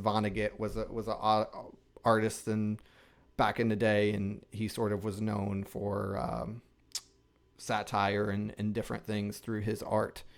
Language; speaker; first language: English; native; English